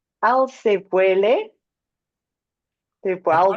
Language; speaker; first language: Spanish; non-native, learner; English